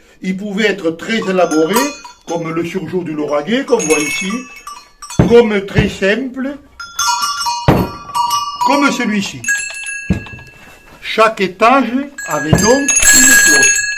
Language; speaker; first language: French; native; French